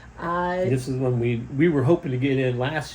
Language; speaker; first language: English; native; English